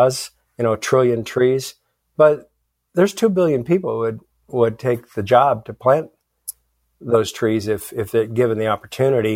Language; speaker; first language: English; native; English